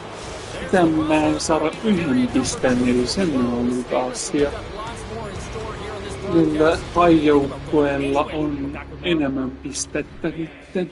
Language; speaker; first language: Finnish; non-native, learner; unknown